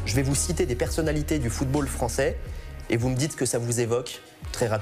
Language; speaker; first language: French; native; French